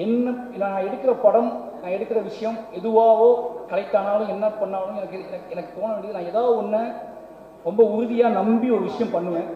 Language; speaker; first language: Tamil; native; Tamil